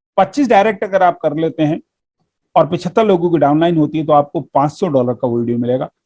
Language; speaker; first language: Hindi; native; Hindi